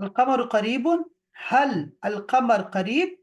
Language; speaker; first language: Arabic; non-native, fluent; Urdu